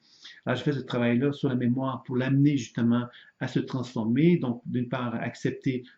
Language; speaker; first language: French; native; French